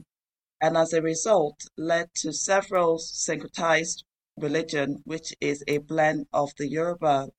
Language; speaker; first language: English; non-native, local second language; Yoruba